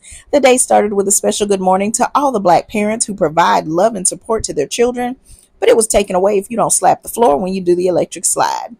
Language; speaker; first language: English; native; English